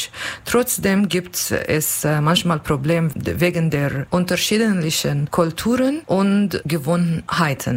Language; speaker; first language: German; non-native, learner; Kurdish